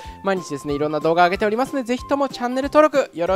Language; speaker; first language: Japanese; native; Japanese